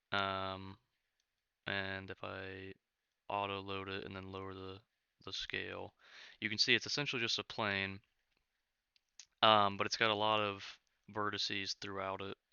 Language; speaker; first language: English; native; English